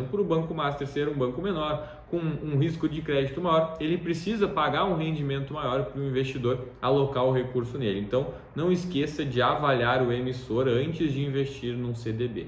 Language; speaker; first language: Portuguese; native; Portuguese